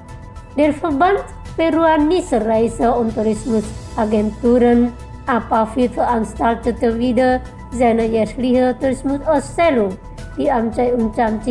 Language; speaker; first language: German; non-native, fluent; Indonesian